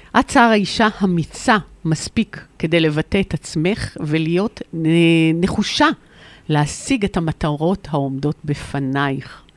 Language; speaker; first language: Hebrew; native; Hebrew